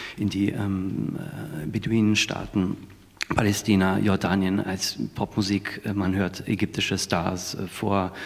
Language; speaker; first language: German; non-native, fluent; Arabic